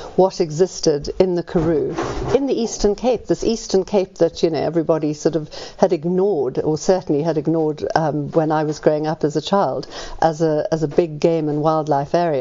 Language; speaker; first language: English; native; English